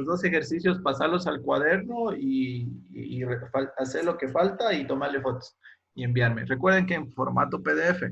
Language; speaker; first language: Spanish; native; Spanish